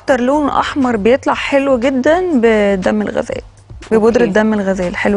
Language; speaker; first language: Arabic; native; Arabic